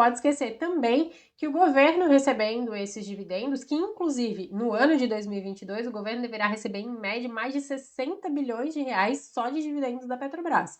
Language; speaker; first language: Portuguese; native; Portuguese